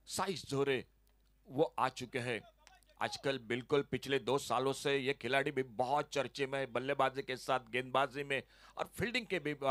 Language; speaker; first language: Hindi; non-native, local second language; Konkani